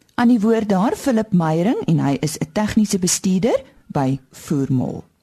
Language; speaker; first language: Afrikaans; native; Afrikaans